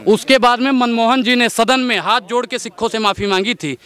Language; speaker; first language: Hindi; native; Hindi